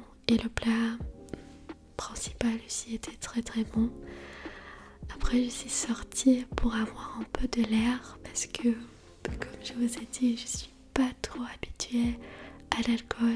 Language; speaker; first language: French; non-native, fluent; Armenian